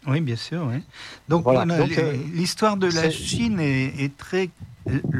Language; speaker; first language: French; native; French